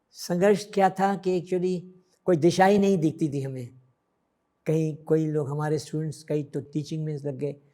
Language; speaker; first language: Hindi; early bilingual, other home language; Sindhi